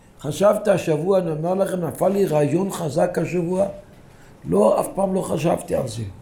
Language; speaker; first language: Hebrew; non-native, local second language; Yiddish